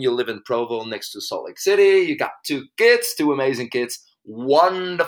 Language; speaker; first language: English; non-native, fluent; Dutch